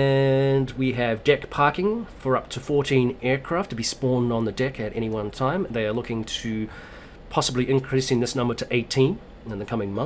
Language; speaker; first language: English; native; English